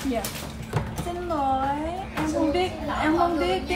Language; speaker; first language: Vietnamese; early bilingual, heritage; Vietnamese